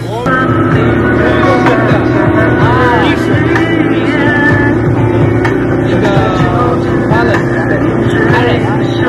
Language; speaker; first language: Chinese; non-native, learner; Arabic